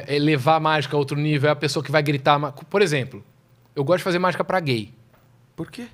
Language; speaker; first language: Portuguese; native; Portuguese